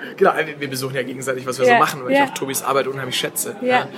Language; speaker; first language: German; native; German